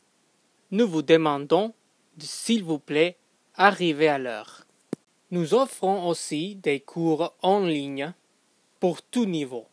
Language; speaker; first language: French; non-native, fluent; English